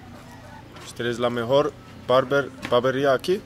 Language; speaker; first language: Spanish; non-native, learner; English